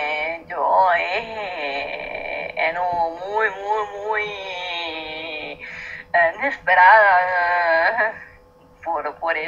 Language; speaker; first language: Spanish; non-native, learner; Italian